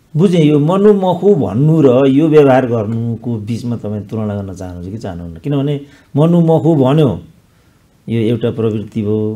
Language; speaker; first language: Nepali; native; Nepali